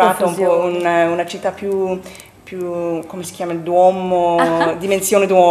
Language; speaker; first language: Italian; non-native, fluent; English